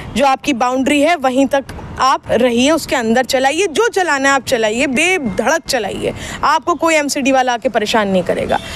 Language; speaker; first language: Hindi; native; Hindi